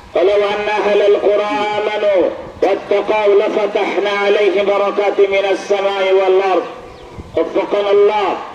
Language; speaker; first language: Arabic; non-native, fluent; Bangla